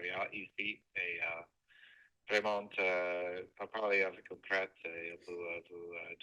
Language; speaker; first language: French; non-native, fluent; English